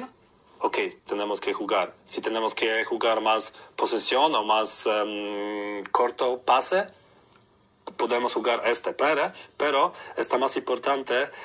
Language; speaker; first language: Spanish; non-native, learner; Polish